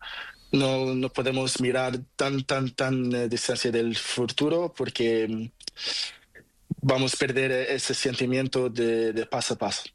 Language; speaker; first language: Spanish; non-native, learner; Portuguese